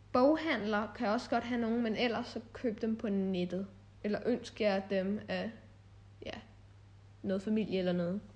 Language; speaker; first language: Danish; native; Danish